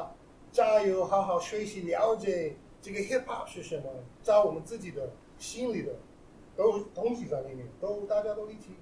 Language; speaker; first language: Chinese; non-native, learner; English